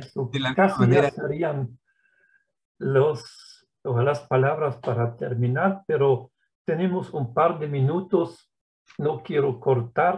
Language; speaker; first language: Spanish; non-native, fluent; German